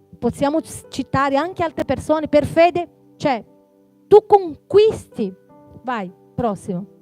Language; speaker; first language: Italian; non-native, fluent; Portuguese